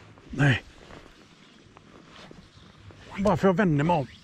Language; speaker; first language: Swedish; native; Swedish